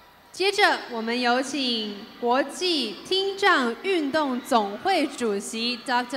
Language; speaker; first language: Chinese; native; Chinese